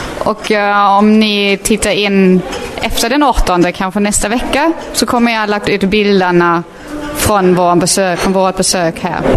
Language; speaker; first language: Swedish; native; Swedish